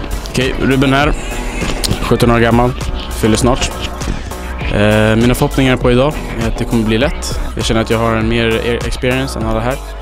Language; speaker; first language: Swedish; native; Swedish